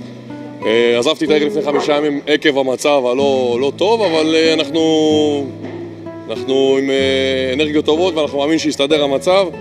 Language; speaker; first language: Hebrew; non-native, fluent; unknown